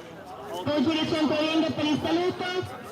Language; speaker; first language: Italian; native; Italian